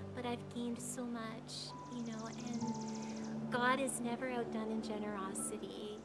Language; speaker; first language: English; native; English